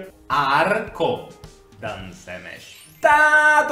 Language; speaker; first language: Japanese; non-native, fluent; Italian